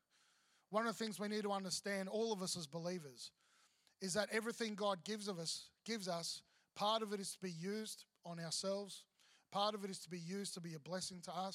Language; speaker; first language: English; native; English